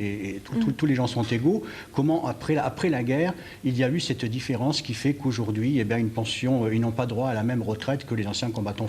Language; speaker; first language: French; native; French